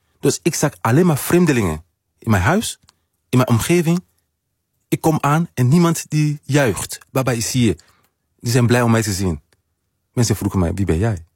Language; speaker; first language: Dutch; non-native, fluent; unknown